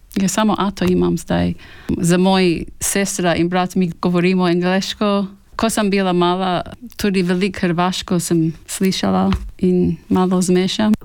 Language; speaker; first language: Slovenian; early bilingual, heritage; Slovenian